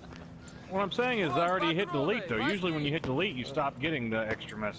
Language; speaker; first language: English; native; English